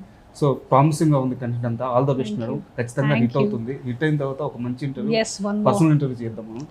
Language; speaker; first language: Telugu; native; Telugu